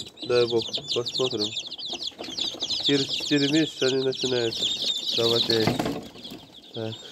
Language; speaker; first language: Russian; non-native, learner; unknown